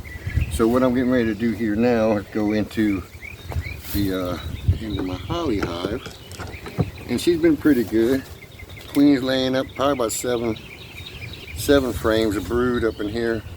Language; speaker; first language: English; native; English